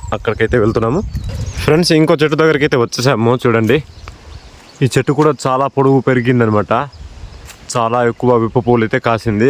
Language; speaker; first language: Telugu; non-native, local second language; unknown